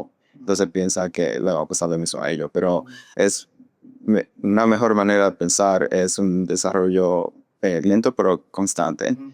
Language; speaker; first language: Spanish; non-native, fluent; English